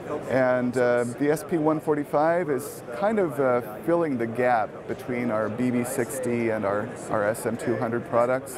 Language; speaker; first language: English; native; English